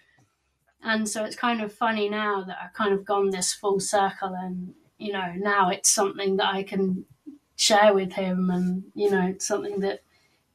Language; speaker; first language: English; native; English